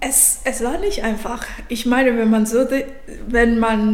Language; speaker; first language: German; non-native, fluent; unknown